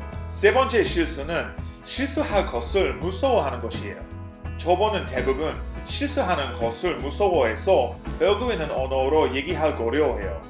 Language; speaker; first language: Korean; non-native, fluent; English